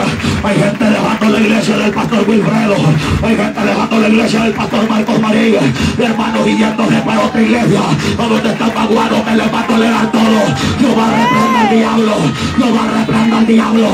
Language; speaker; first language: Spanish; native; Spanish